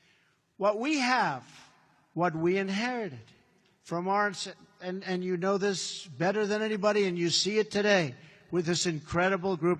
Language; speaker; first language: English; native; English